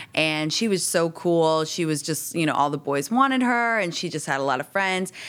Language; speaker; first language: English; native; English